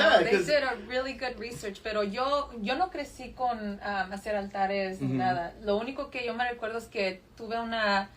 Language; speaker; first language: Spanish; early bilingual, other home language; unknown